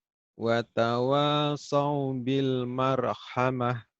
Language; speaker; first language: Arabic; non-native, learner; Indonesian